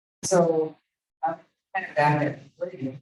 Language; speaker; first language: English; native; English